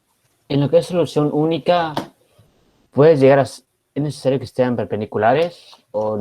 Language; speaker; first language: Spanish; native; Spanish